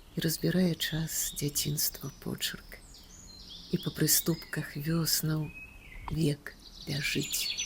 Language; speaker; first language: Belarusian; native; Belarusian